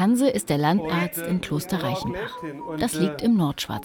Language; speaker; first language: German; native; German